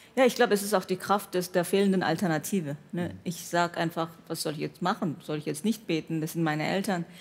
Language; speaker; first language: German; native; German